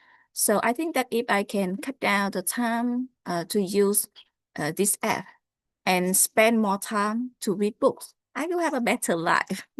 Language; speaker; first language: English; non-native, learner; Vietnamese